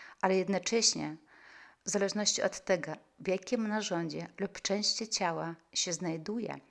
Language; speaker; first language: Polish; non-native, fluent; Russian